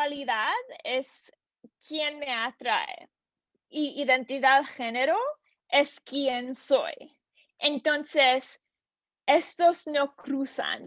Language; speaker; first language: Spanish; non-native, learner; English